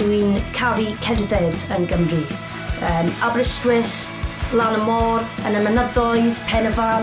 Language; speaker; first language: Welsh; non-native, local second language; English